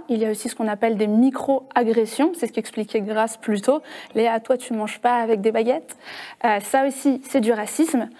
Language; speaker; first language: French; native; French